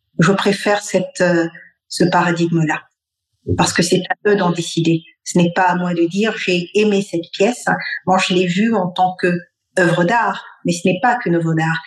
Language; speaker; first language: French; non-native, local second language; Bambara